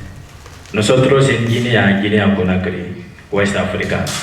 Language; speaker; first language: Spanish; non-native, fluent; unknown